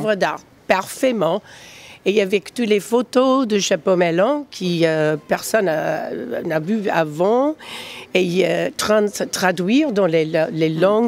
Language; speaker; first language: French; non-native, fluent; English